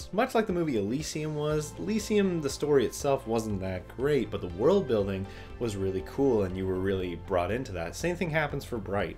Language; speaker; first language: English; native; English